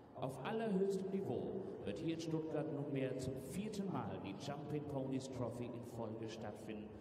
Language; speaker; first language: German; native; German